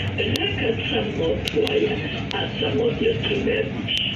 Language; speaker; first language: Hebrew; non-native, fluent; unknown